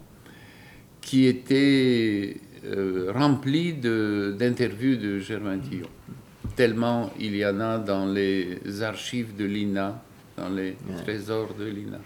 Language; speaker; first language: French; non-native, fluent; Bulgarian